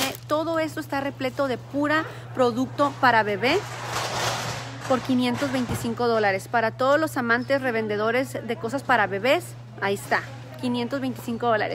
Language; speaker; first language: Spanish; native; Spanish